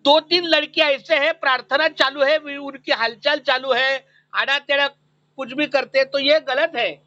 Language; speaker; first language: Hindi; non-native, local second language; Marathi